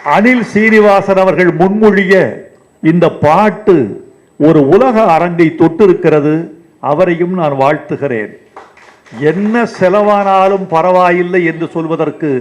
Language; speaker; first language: Tamil; native; Tamil